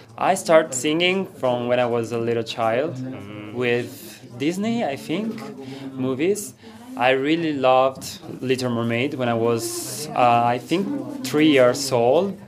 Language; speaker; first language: English; non-native, fluent; Italian